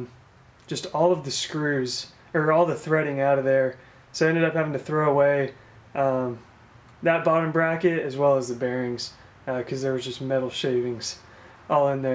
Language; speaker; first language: English; native; English